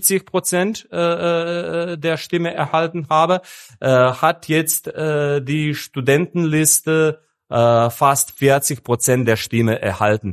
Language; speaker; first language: German; non-native, fluent; Serbian